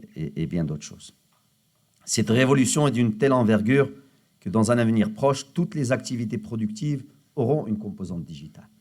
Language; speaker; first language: French; non-native, local second language; Arabic